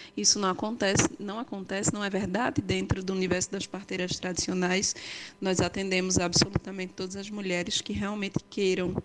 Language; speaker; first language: Portuguese; native; Portuguese